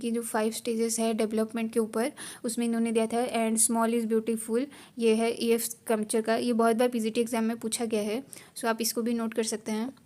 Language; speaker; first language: Hindi; native; Hindi